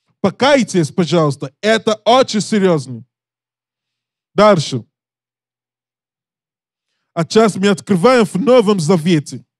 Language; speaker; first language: Russian; non-native, learner; English